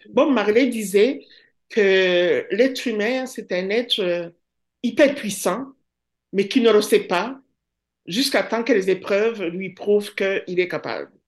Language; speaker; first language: French; non-native, local second language; Kinyarwanda